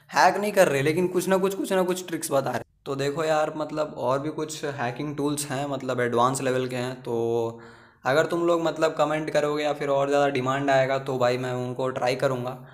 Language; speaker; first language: Hindi; native; Hindi